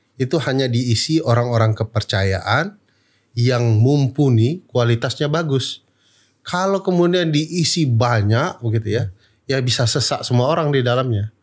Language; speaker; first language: Indonesian; non-native, local second language; Minangkabau